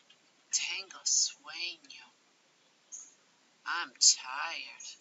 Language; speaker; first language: Spanish; non-native, fluent; English